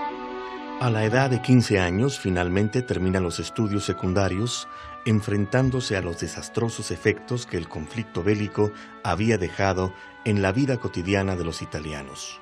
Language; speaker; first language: Spanish; native; Spanish